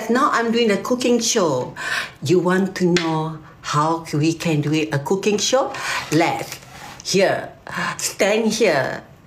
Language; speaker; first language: English; non-native, learner; Malay